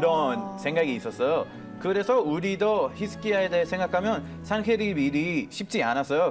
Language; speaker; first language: Korean; non-native, fluent; Hebrew